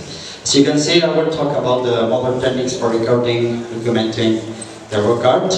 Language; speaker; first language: English; non-native, fluent; Spanish